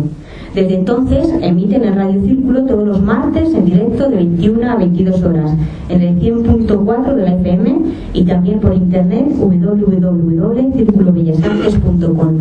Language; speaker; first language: Spanish; native; Spanish